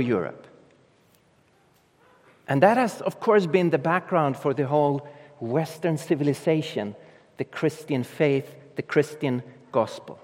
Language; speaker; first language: English; non-native, fluent; Swedish